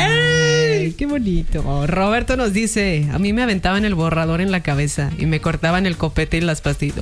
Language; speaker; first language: Spanish; native; Spanish